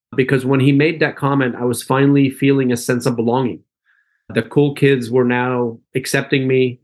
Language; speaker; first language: English; early bilingual, other home language; Arabic